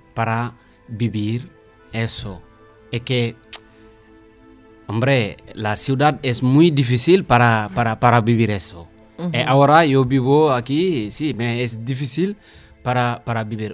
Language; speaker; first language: Spanish; non-native, learner; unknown